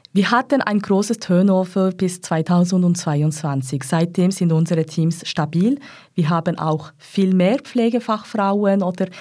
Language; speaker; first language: German; non-native, local second language; French